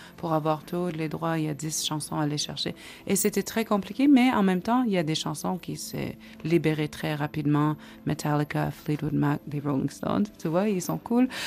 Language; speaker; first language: French; non-native, local second language; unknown